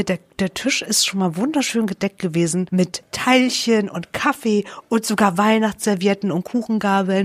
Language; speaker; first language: German; native; German